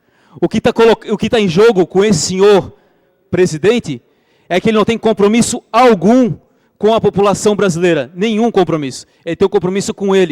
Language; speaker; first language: Portuguese; native; Portuguese